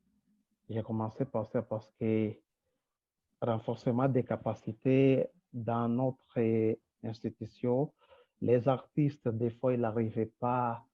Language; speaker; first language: French; non-native, local second language; Rundi